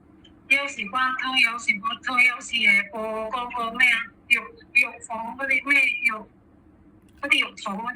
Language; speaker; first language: Cantonese; non-native, learner; Indonesian